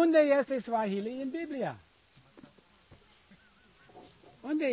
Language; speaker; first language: Romanian; non-native, learner; English